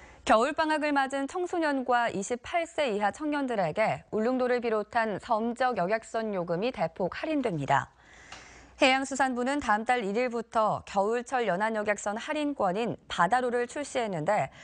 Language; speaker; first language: Korean; native; Korean